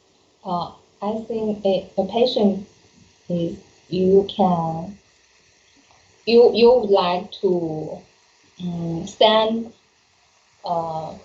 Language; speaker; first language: English; non-native, learner; Chinese